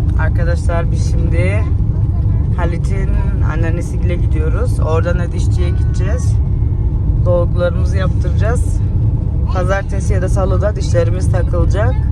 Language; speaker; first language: Turkish; early bilingual, heritage; Turkish